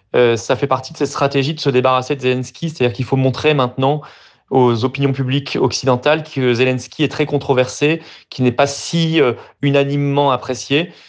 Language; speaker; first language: French; native; French